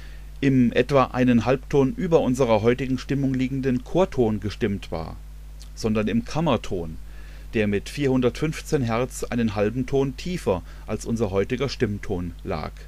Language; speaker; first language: German; native; German